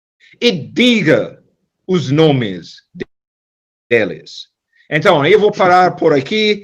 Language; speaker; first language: Portuguese; non-native, fluent; English